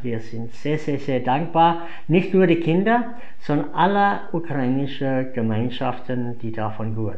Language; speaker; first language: German; non-native, fluent; English